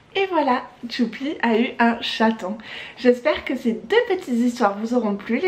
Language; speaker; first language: French; native; French